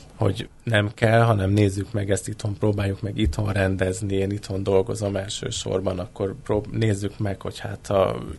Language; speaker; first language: Hungarian; native; Hungarian